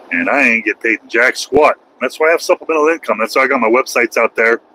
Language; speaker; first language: English; native; English